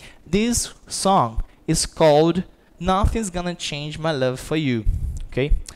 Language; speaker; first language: English; non-native, fluent; Portuguese